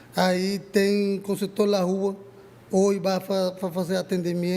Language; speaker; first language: Portuguese; non-native, learner; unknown